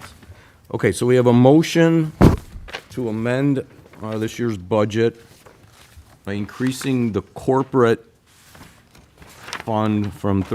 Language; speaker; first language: English; native; English